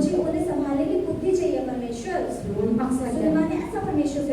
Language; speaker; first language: Hindi; native; Hindi